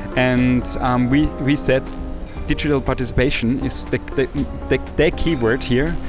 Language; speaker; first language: English; non-native, fluent; German